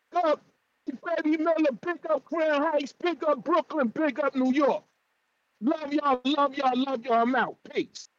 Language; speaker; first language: English; native; English